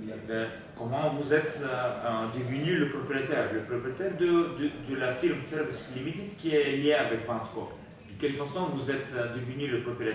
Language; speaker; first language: French; non-native, learner; Bulgarian